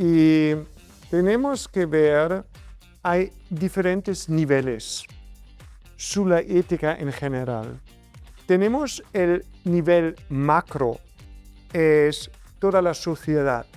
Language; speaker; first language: Spanish; non-native, fluent; German